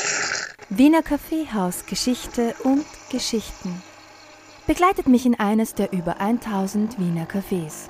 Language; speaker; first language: German; native; German